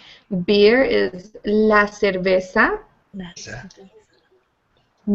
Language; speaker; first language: Spanish; non-native, fluent; English